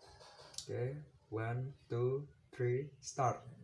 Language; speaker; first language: English; non-native, learner; Indonesian